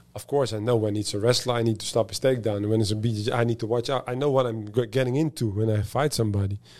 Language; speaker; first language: English; non-native, fluent; Dutch